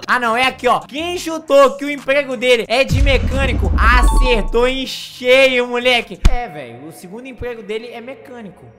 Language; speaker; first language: Portuguese; native; Portuguese